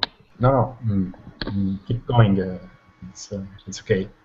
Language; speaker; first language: English; non-native, learner; Italian